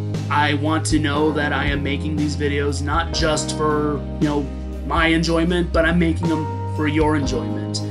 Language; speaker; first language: English; native; English